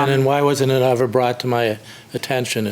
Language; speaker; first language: English; native; English